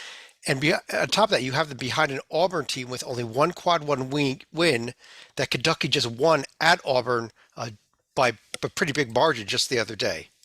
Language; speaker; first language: English; native; English